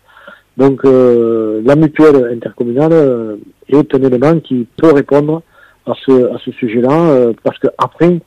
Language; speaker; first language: French; native; French